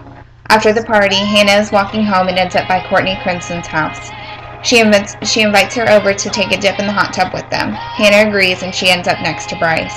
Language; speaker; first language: English; native; English